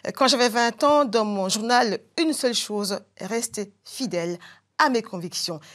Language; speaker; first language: French; non-native, local second language; Bambara